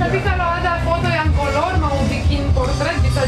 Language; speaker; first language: Indonesian; non-native, learner; Romanian